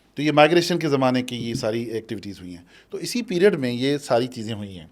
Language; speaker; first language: Urdu; non-native, local second language; Sindhi